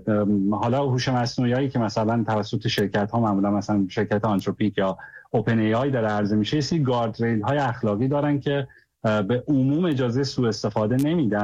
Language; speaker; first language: Persian; native; Persian